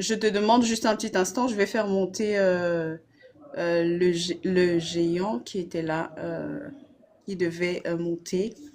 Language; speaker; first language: French; native; French